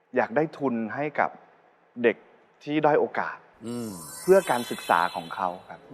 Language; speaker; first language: Thai; native; Thai